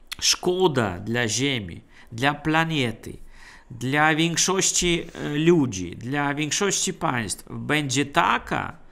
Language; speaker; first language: Polish; non-native, fluent; Russian